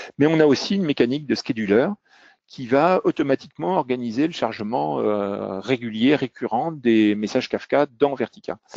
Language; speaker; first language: French; native; French